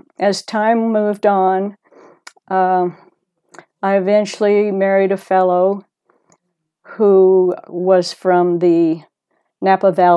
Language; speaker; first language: English; native; English